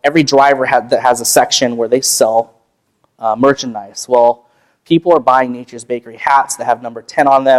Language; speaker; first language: English; native; English